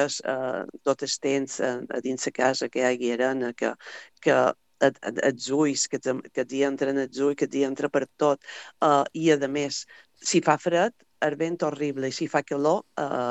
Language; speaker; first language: Catalan; native; Catalan